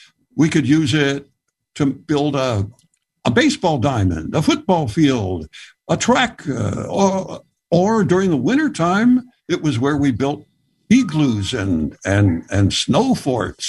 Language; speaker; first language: English; native; English